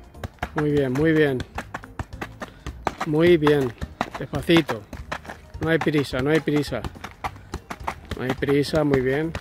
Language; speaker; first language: Spanish; native; Spanish